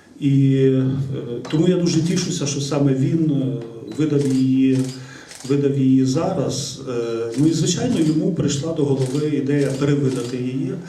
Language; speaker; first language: Ukrainian; native; Ukrainian